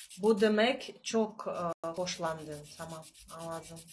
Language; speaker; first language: Turkish; non-native, learner; Russian